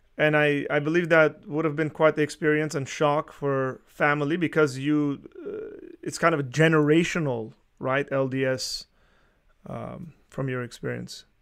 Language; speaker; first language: English; early bilingual, other home language; Armenian